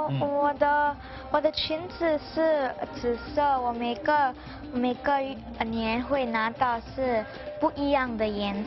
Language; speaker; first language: Chinese; non-native, local second language; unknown